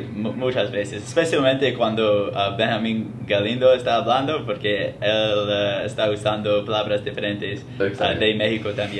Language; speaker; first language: Spanish; non-native, learner; English